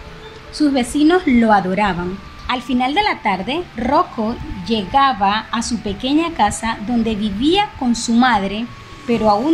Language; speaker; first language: Spanish; native; Spanish